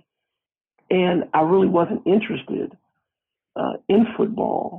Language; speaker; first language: English; native; English